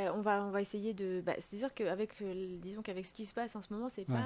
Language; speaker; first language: French; native; French